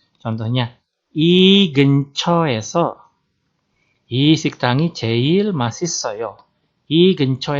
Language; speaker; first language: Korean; non-native, fluent; Indonesian